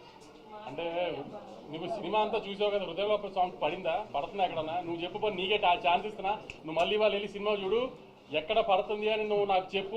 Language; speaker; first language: Telugu; native; Telugu